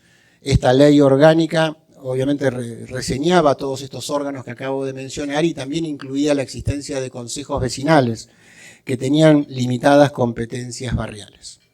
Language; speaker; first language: Spanish; native; Spanish